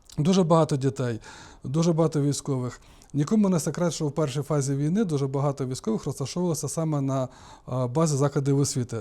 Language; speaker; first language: Ukrainian; native; Ukrainian